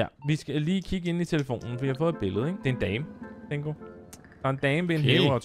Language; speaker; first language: Danish; native; Danish